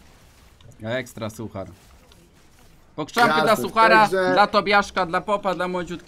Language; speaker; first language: Polish; native; Polish